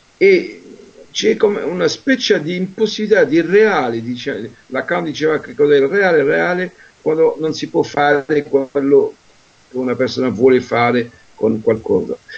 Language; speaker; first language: Italian; non-native, fluent; French